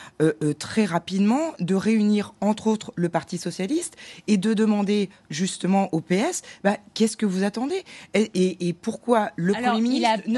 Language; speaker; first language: French; native; French